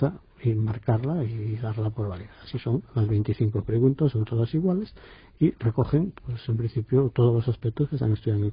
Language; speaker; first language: Spanish; native; Spanish